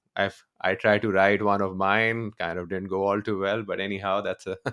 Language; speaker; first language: English; non-native, local second language; Urdu